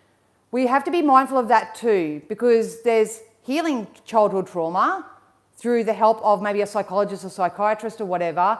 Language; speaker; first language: English; native; English